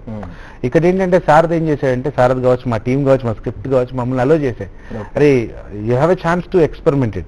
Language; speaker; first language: Telugu; native; Telugu